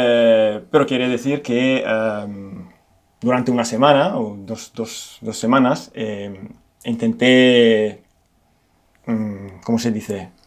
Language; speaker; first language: Spanish; non-native, fluent; Italian